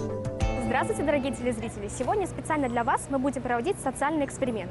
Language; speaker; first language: Russian; native; Russian